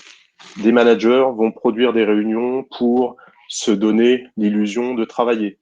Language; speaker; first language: French; native; French